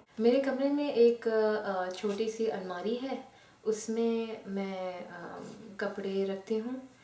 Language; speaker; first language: Hindi; non-native, local second language; Urdu